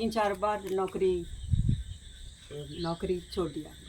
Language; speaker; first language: Hindi; non-native, local second language; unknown